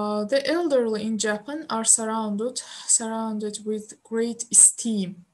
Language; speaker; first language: English; non-native, fluent; Azerbaijani